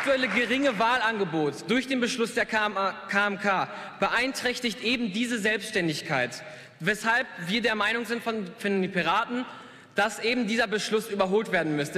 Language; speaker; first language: German; native; German